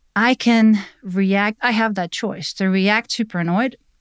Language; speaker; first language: English; non-native, fluent; Dutch